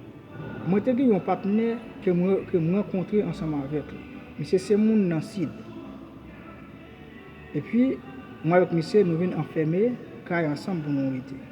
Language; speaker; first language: French; non-native, learner; Haitian Creole